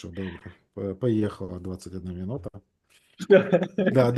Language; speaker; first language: Russian; native; Russian